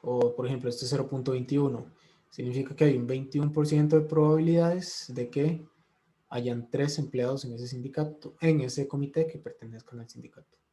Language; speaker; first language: Spanish; native; Spanish